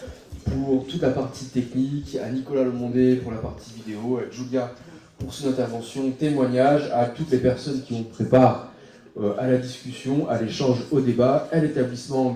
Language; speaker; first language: French; native; French